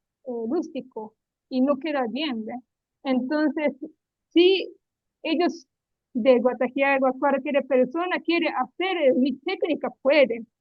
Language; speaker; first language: Spanish; non-native, learner; Japanese